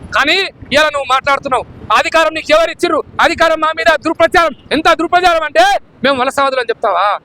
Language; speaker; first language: Telugu; non-native, local second language; Lambadi